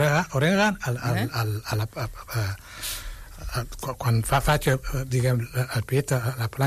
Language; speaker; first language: Catalan; non-native, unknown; Wolof